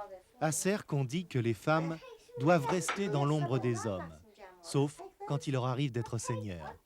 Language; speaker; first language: French; native; French